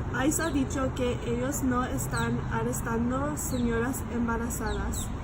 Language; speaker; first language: Spanish; non-native, learner; English